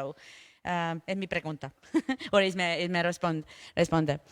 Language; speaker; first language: Spanish; non-native, learner; Estonian